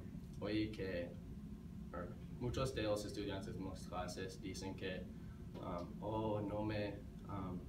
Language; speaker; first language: Spanish; non-native, learner; English